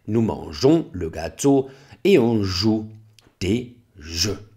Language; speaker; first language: French; non-native, fluent; German